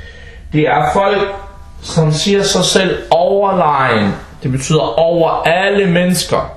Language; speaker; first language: Danish; non-native, fluent; Arabic